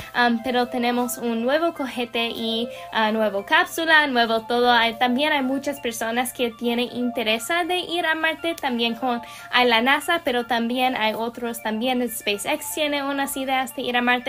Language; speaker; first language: Spanish; non-native, learner; English